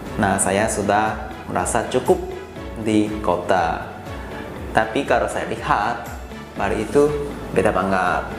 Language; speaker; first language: Indonesian; non-native, fluent; Japanese